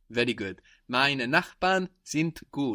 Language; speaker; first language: German; non-native, fluent; English